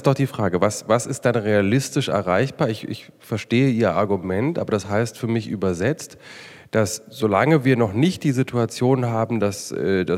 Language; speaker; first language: German; native; German